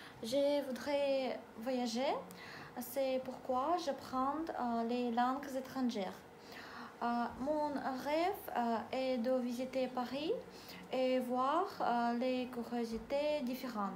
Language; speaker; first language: French; non-native, learner; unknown